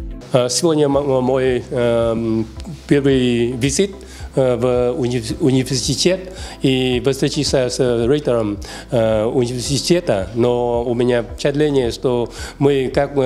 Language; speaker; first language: Ukrainian; non-native, learner; Vietnamese